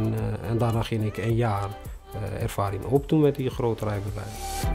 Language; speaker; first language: Dutch; non-native, fluent; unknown